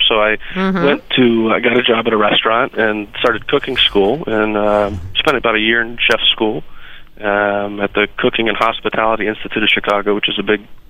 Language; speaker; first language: English; native; English